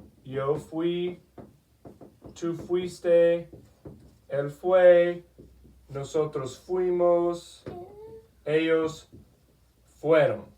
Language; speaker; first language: Spanish; non-native, fluent; English